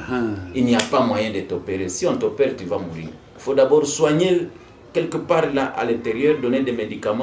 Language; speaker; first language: French; non-native, local second language; Swahili